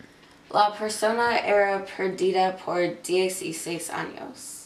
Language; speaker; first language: Spanish; non-native, learner; English